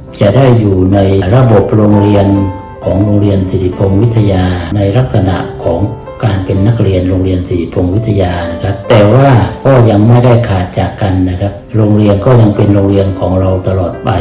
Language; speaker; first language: Thai; native; Thai